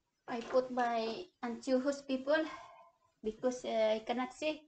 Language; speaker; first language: English; non-native, learner; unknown